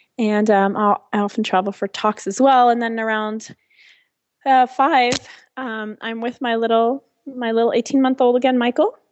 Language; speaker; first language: English; non-native, fluent; French